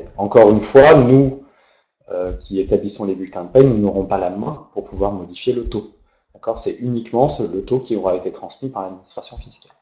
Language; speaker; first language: French; native; French